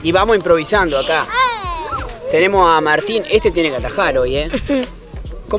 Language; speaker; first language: Spanish; native; Spanish